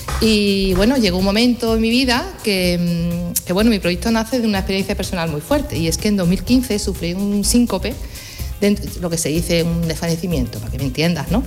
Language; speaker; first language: Spanish; early bilingual, heritage; Spanish